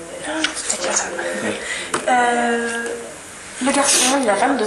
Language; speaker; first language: French; non-native, fluent; English